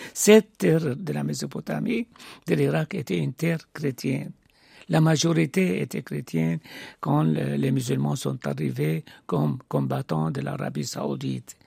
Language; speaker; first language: French; non-native, fluent; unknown